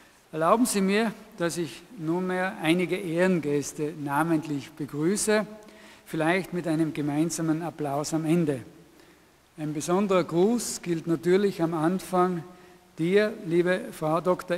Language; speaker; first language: German; native; German